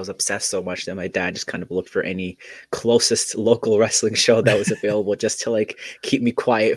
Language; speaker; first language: English; native; English